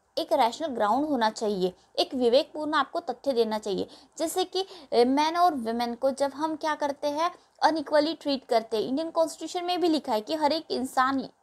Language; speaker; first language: Hindi; non-native, local second language; Marathi